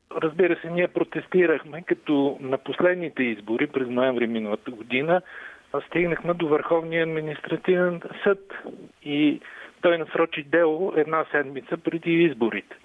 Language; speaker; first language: Bulgarian; native; Bulgarian